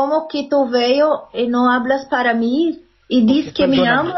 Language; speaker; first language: Spanish; non-native, learner; Portuguese